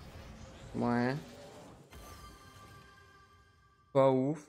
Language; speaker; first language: French; native; French